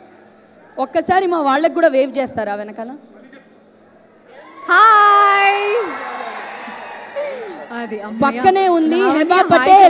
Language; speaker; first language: Telugu; native; Telugu